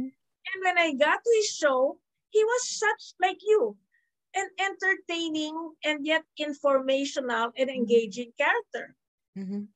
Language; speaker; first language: English; non-native, local second language; Filipino